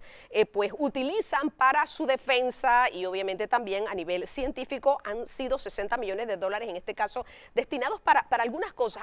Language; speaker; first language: Spanish; native; Spanish